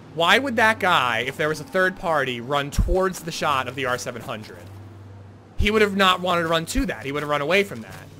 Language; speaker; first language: English; native; English